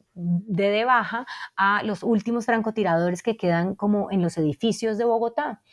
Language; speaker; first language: Spanish; native; Spanish